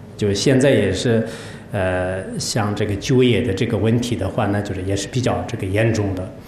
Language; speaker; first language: Chinese; non-native, local second language; Tibetan